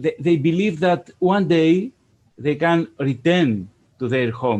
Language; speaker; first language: English; non-native, fluent; Greek